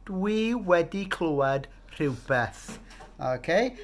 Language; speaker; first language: Welsh; non-native, fluent; English